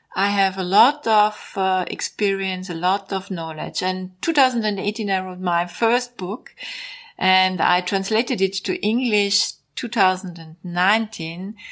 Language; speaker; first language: English; non-native, learner; German